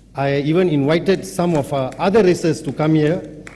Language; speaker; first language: English; non-native, local second language; Punjabi